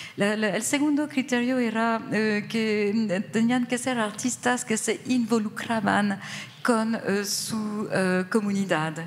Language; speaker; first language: Spanish; non-native, fluent; French